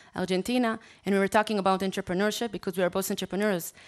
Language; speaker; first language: English; non-native, fluent; Hebrew